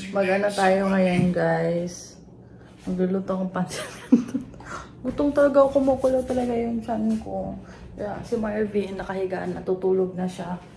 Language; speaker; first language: Filipino; native; Filipino